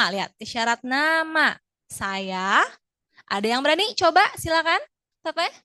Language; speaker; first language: Indonesian; native; Indonesian